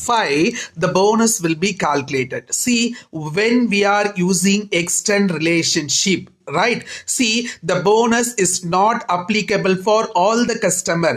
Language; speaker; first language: English; non-native, local second language; Tamil